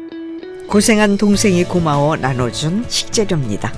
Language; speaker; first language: Korean; native; Korean